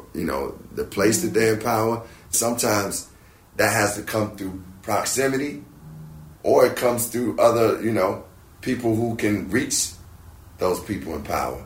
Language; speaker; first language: English; native; English